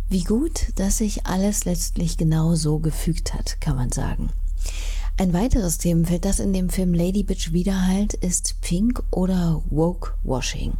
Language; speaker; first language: German; native; German